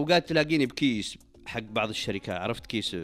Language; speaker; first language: Arabic; native; Arabic